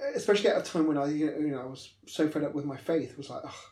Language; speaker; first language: English; native; English